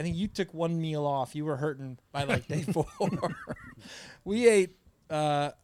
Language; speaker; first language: English; native; English